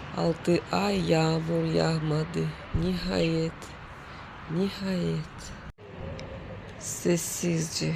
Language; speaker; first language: Turkish; non-native, learner; Russian